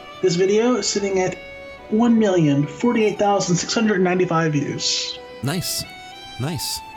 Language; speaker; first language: English; native; English